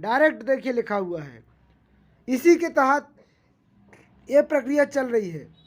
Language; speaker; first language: Hindi; native; Hindi